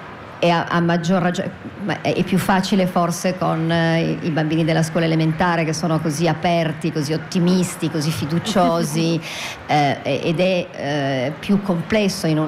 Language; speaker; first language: Italian; native; Italian